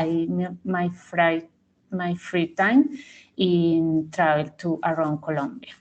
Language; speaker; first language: English; non-native, learner; Spanish